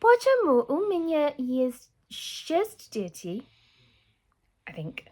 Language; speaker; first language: Russian; non-native, learner; English